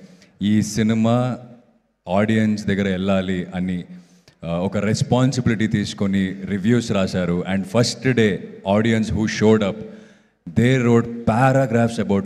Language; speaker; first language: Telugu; non-native, local second language; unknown